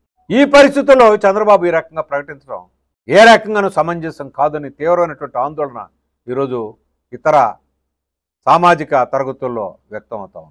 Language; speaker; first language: Telugu; native; Telugu